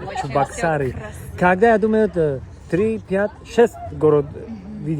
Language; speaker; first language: Russian; non-native, learner; Tajik